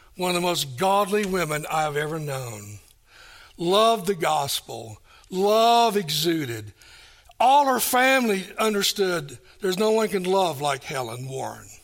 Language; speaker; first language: English; native; English